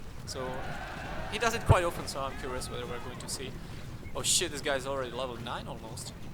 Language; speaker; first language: English; non-native, fluent; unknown